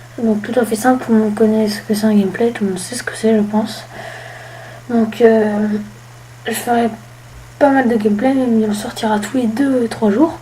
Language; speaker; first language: French; native; French